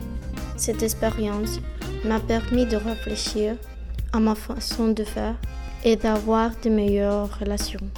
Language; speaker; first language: French; non-native, learner; Spanish